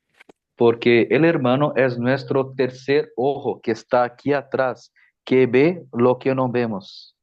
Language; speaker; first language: Spanish; non-native, fluent; Portuguese